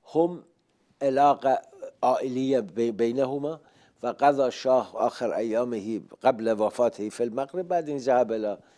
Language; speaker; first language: Arabic; non-native, fluent; Persian